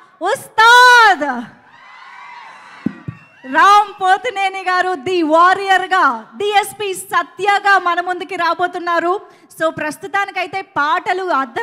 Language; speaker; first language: Telugu; native; Telugu